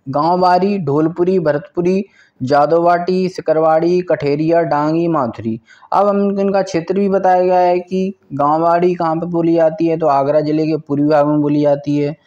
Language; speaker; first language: Hindi; native; Hindi